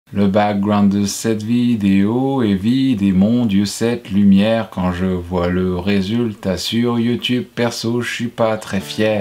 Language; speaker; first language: French; native; French